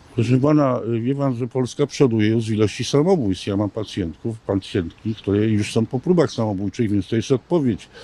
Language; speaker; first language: Polish; native; Polish